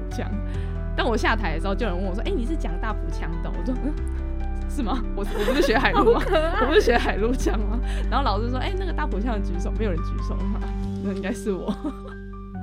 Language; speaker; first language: Chinese; non-native, local second language; Min Nan Chinese